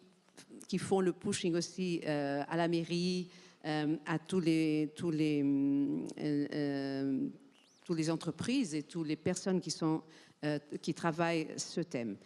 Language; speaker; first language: French; non-native, fluent; Portuguese